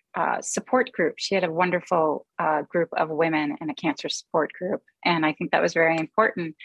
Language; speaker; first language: English; native; English